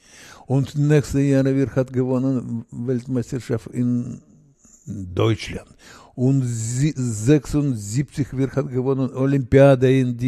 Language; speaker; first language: German; non-native, learner; Russian